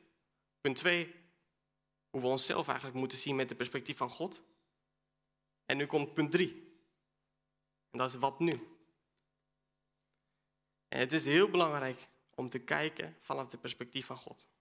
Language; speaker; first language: Dutch; non-native, fluent; Spanish